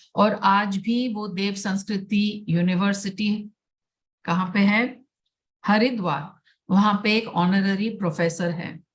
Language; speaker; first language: Hindi; non-native, local second language; Gujarati